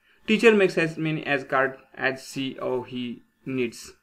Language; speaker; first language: English; non-native, local second language; Marathi